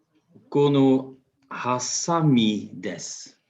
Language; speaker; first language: Japanese; non-native, learner; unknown